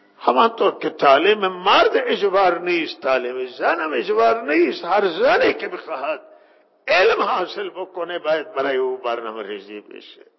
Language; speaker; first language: Persian; non-native, local second language; Baluchi